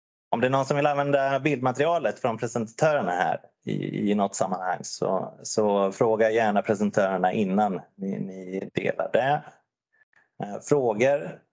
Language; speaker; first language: Swedish; native; Swedish